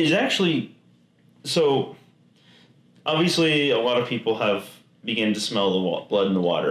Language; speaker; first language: English; native; English